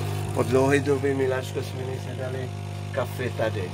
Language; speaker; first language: Czech; non-native, learner; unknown